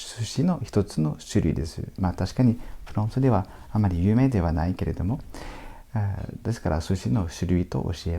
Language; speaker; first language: Japanese; non-native, fluent; French